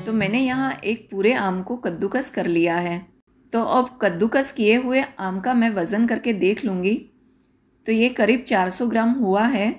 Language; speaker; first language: Hindi; non-native, local second language; Gujarati